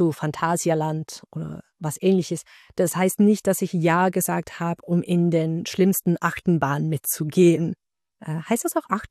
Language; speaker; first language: German; non-native, fluent; Dutch